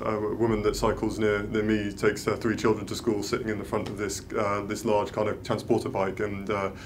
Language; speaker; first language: English; native; English